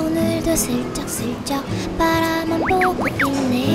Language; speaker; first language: Korean; native; Korean